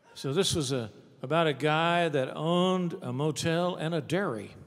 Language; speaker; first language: English; native; English